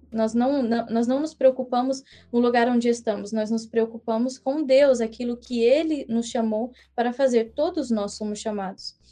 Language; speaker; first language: Portuguese; early bilingual, heritage; English